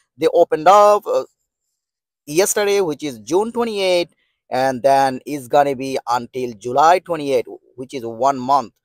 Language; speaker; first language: English; non-native, local second language; Bangla